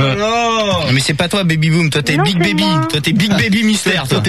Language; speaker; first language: French; native; French